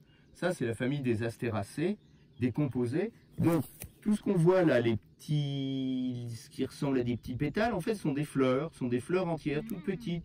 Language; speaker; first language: French; native; French